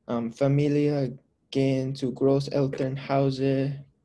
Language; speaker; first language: German; non-native, learner; English